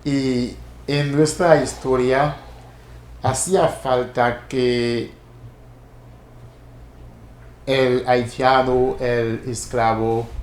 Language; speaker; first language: Spanish; non-native, fluent; Haitian Creole